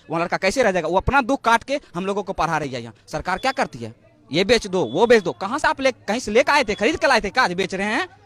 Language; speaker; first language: Hindi; native; Hindi